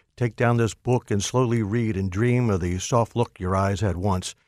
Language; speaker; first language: English; native; English